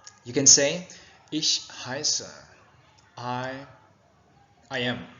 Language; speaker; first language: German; non-native, fluent; Vietnamese